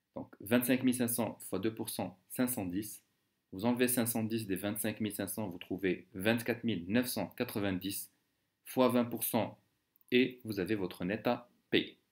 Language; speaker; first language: French; non-native, local second language; Arabic